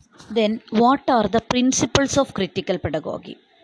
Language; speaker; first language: English; non-native, local second language; Malayalam